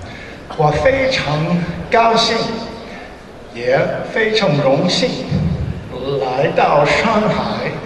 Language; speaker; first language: Chinese; non-native, learner; English